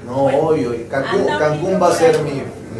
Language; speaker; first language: Spanish; native; Spanish